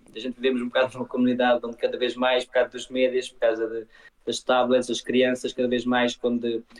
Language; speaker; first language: Portuguese; early bilingual, heritage; Portuguese